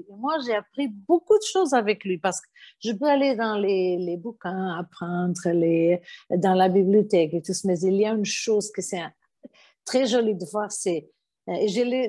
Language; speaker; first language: French; non-native, fluent; Portuguese